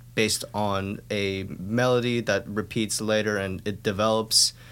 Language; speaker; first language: English; non-native, fluent; Thai